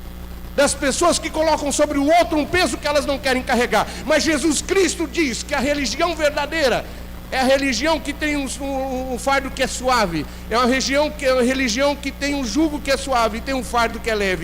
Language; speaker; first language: Portuguese; native; Portuguese